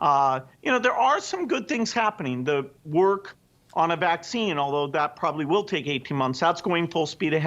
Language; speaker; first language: English; native; English